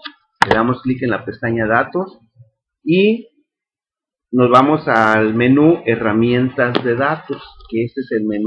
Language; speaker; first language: Spanish; native; Spanish